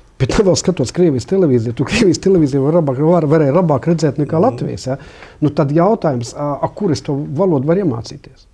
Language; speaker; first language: Latvian; non-native, local second language; Russian